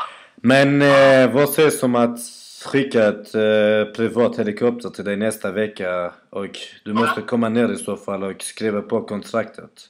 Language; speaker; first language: Swedish; native; Swedish